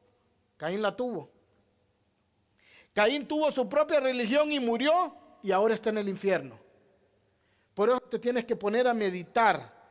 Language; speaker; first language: Spanish; native; Spanish